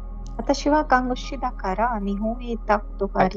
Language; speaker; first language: Japanese; non-native, learner; Hindi